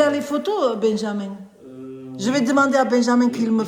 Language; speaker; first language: French; non-native, learner; Armenian